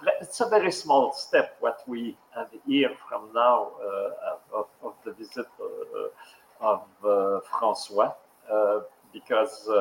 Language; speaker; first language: English; non-native, local second language; French